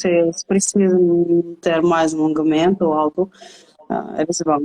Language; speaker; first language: Portuguese; non-native, fluent; Russian